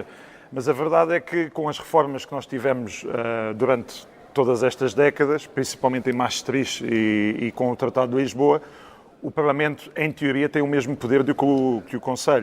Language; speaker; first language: Portuguese; native; Portuguese